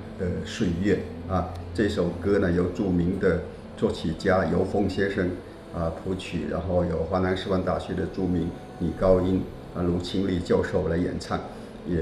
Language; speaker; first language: Chinese; non-native, local second language; Min Nan Chinese